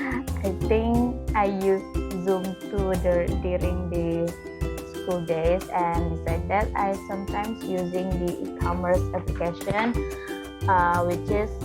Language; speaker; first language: English; non-native, learner; Indonesian